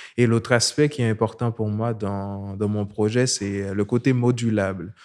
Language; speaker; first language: French; non-native, local second language; Haitian Creole